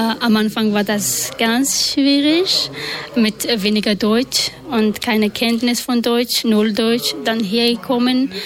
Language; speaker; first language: German; non-native, learner; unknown